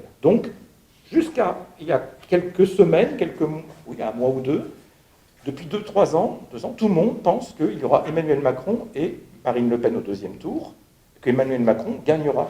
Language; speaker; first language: French; native; French